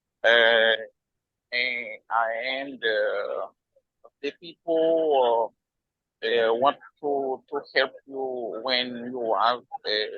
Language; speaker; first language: English; non-native, learner; Haitian Creole